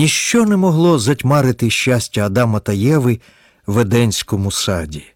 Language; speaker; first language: Ukrainian; native; Ukrainian